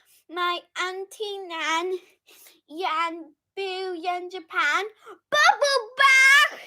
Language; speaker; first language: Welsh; non-native, learner; English